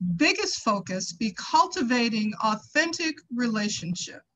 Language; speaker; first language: English; native; English